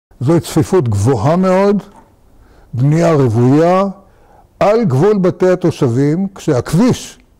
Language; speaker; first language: Hebrew; native; Hebrew